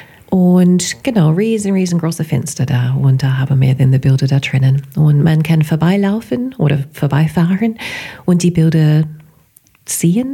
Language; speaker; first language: German; non-native, fluent; English